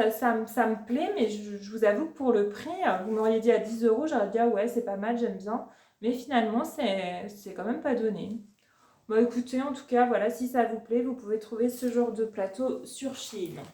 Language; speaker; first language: French; native; French